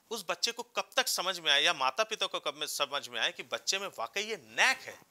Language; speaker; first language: Hindi; native; Hindi